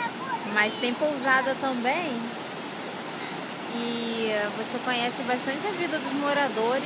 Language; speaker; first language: Portuguese; native; Portuguese